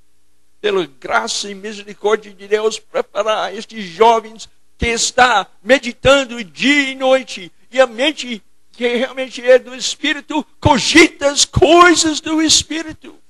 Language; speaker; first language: Portuguese; non-native, fluent; English